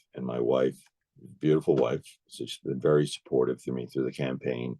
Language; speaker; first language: English; native; English